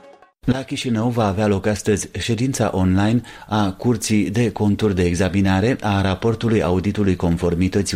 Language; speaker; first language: Romanian; native; Romanian